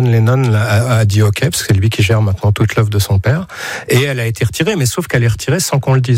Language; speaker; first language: French; native; French